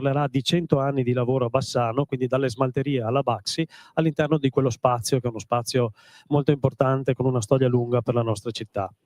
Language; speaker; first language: Italian; native; Italian